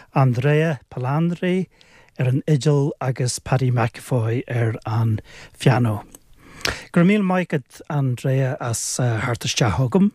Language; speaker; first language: Irish; native; Irish